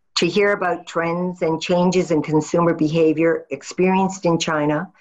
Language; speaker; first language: English; native; English